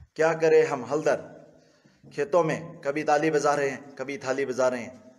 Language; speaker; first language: Hindi; native; Hindi